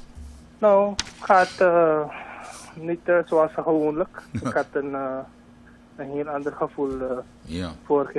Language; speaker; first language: Dutch; native; Dutch